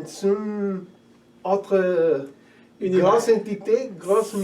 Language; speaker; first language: French; non-native, fluent; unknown